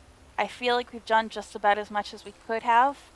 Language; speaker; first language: English; native; English